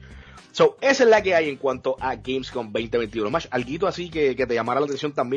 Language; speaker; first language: Spanish; native; Spanish